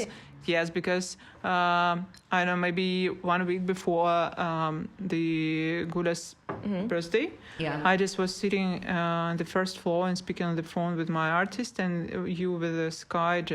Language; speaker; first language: English; non-native, learner; Russian